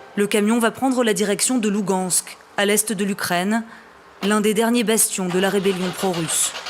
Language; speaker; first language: French; native; French